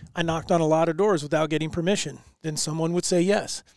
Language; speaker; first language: English; native; English